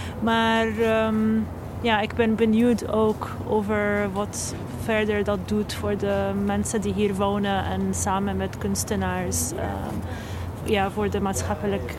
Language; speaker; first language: Dutch; non-native, learner; Arabic